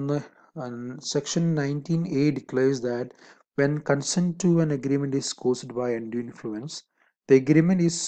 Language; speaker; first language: English; non-native, local second language; Malayalam